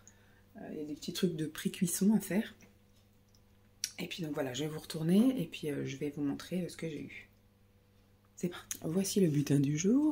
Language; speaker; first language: French; native; French